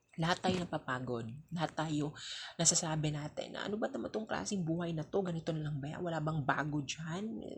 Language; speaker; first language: Filipino; non-native, local second language; Cebuano